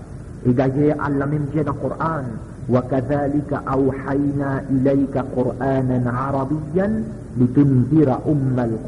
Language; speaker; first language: French; non-native, local second language; Morisyen